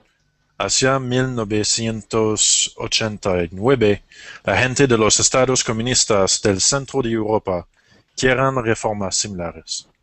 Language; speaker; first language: Spanish; non-native, learner; English